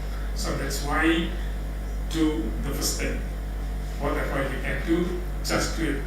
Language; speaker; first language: English; non-native, fluent; Indonesian